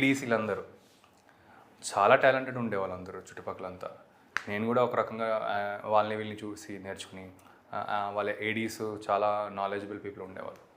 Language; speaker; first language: Telugu; native; Telugu